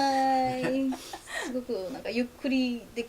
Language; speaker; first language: Japanese; non-native, fluent; Polish